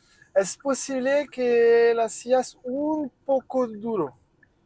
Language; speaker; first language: Spanish; non-native, learner; French